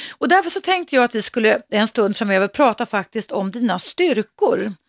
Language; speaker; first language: Swedish; native; Swedish